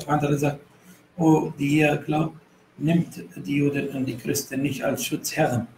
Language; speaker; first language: German; non-native, fluent; Arabic